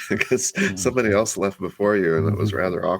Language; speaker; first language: English; native; English